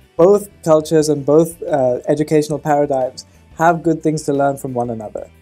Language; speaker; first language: English; native; English